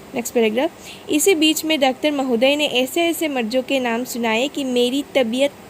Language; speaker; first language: Hindi; non-native, local second language; Assamese